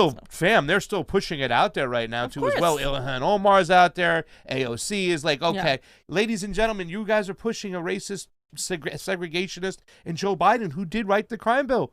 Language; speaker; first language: English; native; English